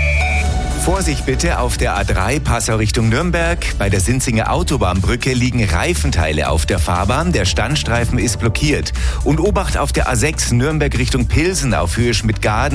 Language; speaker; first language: German; native; German